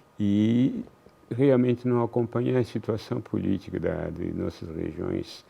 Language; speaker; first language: Portuguese; non-native, fluent; Luba-Lulua